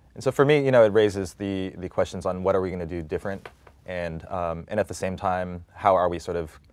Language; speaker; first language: English; native; English